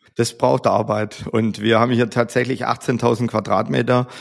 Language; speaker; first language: German; native; German